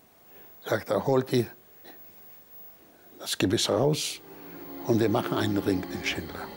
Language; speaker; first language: German; non-native, fluent; Polish